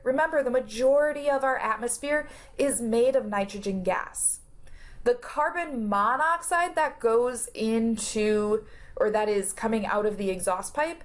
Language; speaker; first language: English; native; English